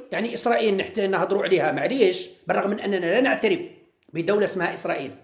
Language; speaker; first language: Arabic; native; Arabic